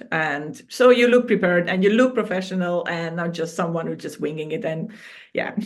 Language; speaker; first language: English; non-native, fluent; Hungarian